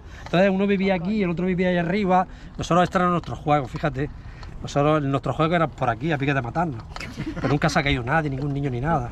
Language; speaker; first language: Spanish; native; Spanish